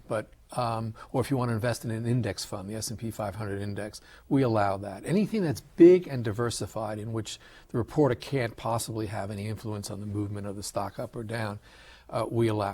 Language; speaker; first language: English; native; English